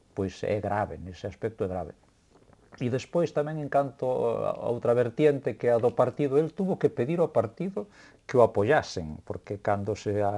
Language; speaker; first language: Galician; native; Galician